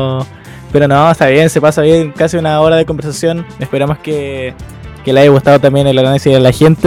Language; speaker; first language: Spanish; native; Spanish